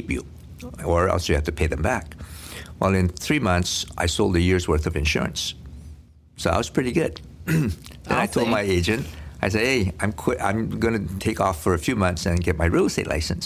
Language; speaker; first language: English; early bilingual, other home language; Korean